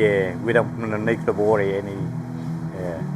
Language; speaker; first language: English; non-native, learner; Vietnamese